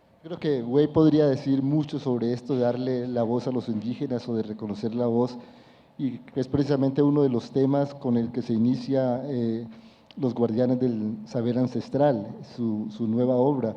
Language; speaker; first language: Spanish; native; Spanish